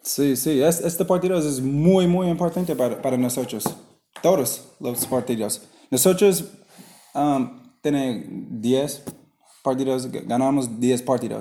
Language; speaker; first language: Spanish; non-native, learner; English